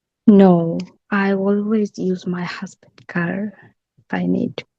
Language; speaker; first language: English; non-native, learner; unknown